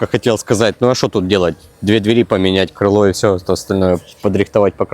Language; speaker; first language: Russian; native; Russian